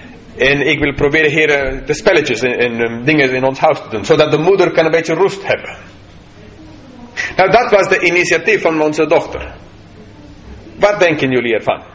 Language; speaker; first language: Dutch; non-native, fluent; English